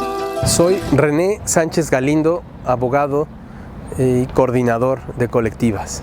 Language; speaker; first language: Spanish; native; Spanish